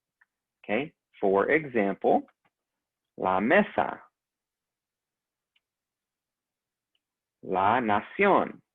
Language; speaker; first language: Spanish; non-native, fluent; English